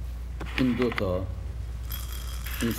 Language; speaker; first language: Persian; native; Persian